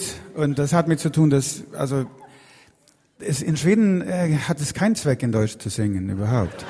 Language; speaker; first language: German; non-native, learner; Swedish